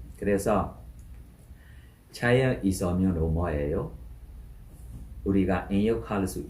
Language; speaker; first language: Korean; non-native, learner; Burmese